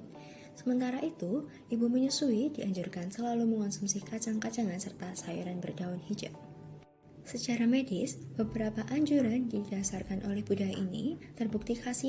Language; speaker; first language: Indonesian; native; Indonesian